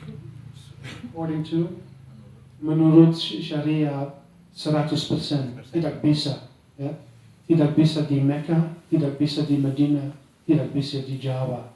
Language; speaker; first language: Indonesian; non-native, learner; Dutch